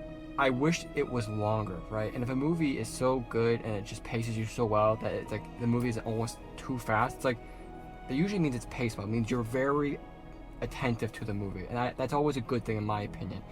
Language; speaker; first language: English; native; English